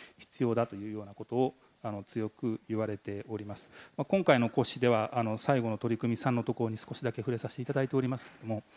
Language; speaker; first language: Japanese; native; Japanese